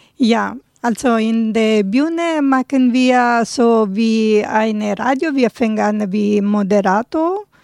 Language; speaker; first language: German; non-native, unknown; Italian